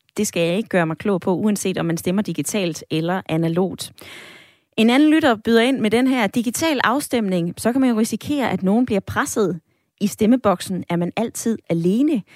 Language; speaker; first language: Danish; native; Danish